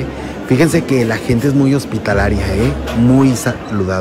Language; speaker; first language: Spanish; native; Spanish